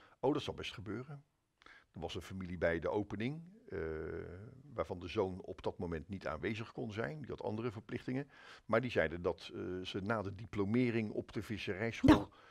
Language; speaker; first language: Dutch; native; Dutch